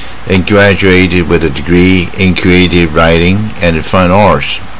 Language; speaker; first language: English; non-native, fluent; Chinese